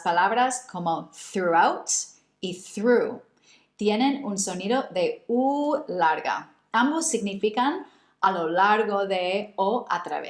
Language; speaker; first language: Spanish; non-native, fluent; English